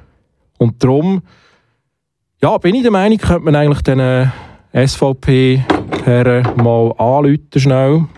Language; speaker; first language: German; native; German